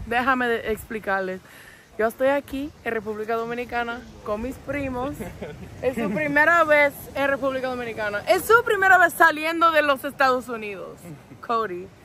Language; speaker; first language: Spanish; non-native, fluent; English